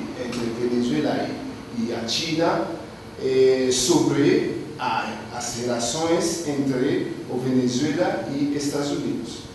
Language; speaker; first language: Portuguese; non-native, learner; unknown